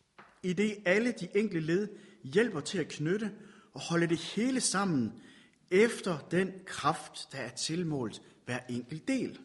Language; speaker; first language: Danish; native; Danish